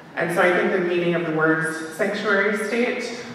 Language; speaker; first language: English; native; English